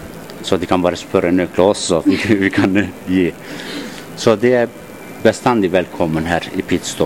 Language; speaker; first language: Norwegian; non-native, learner; Turkish